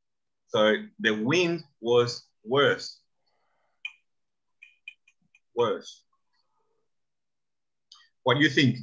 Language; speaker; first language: English; non-native, fluent; Spanish